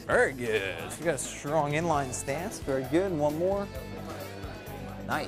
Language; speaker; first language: English; native; English